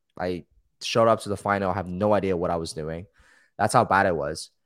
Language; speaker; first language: English; early bilingual, other home language; Chinese